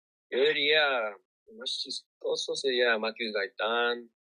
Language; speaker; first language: Spanish; early bilingual, heritage; Spanish